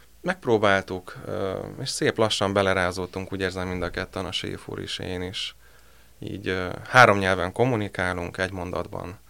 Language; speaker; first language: Hungarian; native; Hungarian